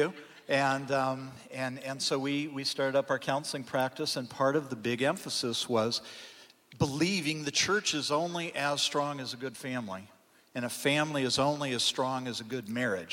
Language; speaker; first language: English; native; English